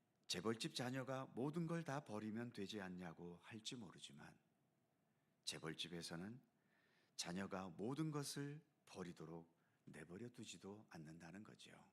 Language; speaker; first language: Korean; native; Korean